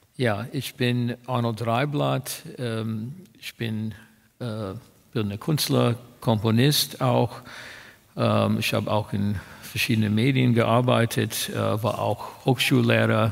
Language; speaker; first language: German; non-native, fluent; English